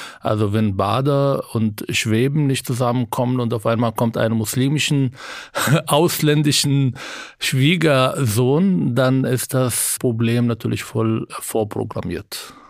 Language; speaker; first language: German; non-native, fluent; Arabic